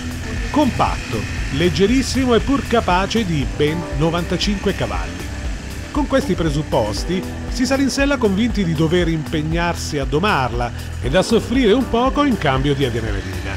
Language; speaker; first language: Italian; native; Italian